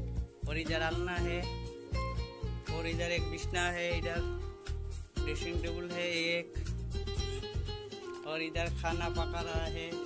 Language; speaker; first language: Hindi; non-native, local second language; Assamese